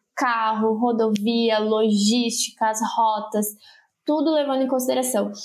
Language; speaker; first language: Portuguese; native; Portuguese